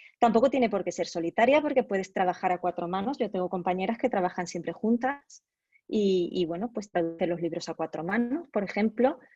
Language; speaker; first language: Spanish; native; Spanish